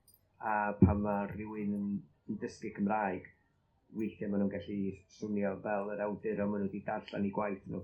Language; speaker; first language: Welsh; native; Welsh